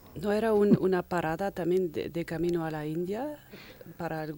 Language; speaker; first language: Spanish; non-native, fluent; German